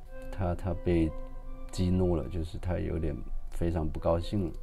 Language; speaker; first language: Chinese; native; Chinese